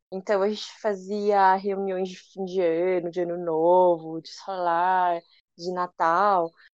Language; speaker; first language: Portuguese; early bilingual, other home language; Korean